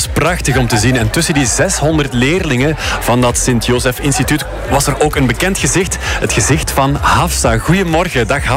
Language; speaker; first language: Dutch; native; Dutch